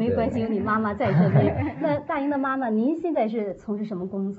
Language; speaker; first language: Chinese; native; Chinese